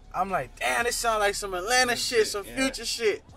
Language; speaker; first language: English; early bilingual, other home language; Haitian Creole